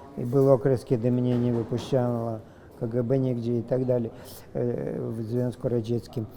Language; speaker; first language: Polish; non-native, fluent; Russian